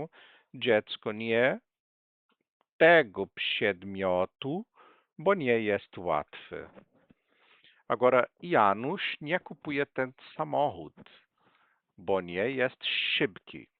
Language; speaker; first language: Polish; non-native, fluent; Portuguese